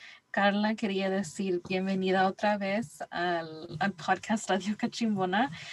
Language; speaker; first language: Spanish; early bilingual, heritage; Spanish